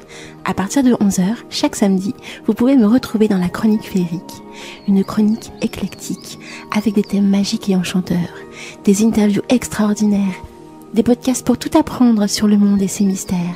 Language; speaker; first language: French; native; French